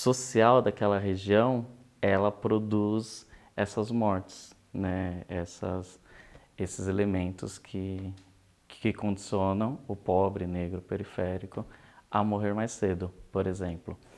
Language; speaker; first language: Portuguese; native; Portuguese